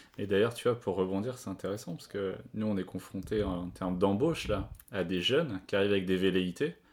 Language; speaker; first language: French; native; French